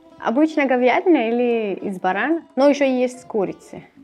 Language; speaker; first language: Russian; non-native, learner; Persian